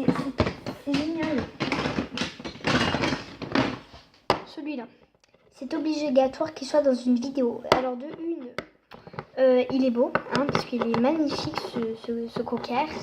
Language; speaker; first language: French; native; French